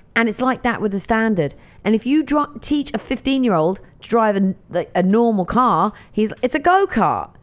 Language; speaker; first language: English; native; English